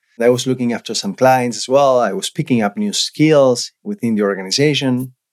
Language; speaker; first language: English; non-native, fluent; Spanish